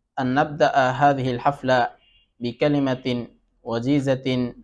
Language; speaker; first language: Arabic; non-native, fluent; Bangla